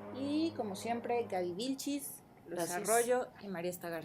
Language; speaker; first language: Spanish; native; Spanish